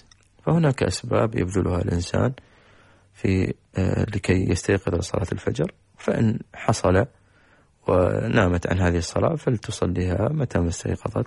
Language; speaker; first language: Arabic; native; Arabic